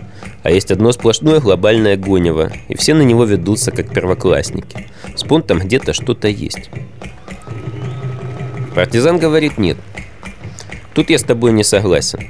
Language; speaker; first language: Russian; native; Russian